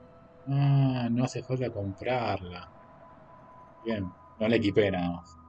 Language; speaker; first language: Spanish; native; Spanish